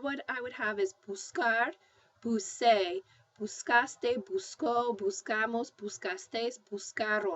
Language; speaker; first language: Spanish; non-native, fluent; English